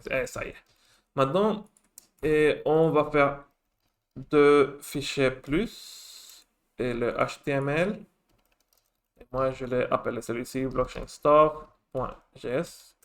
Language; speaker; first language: French; non-native, fluent; Spanish